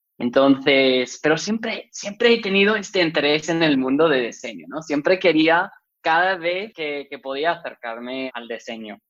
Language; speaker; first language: Spanish; non-native, fluent; English